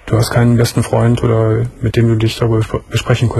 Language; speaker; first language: German; native; German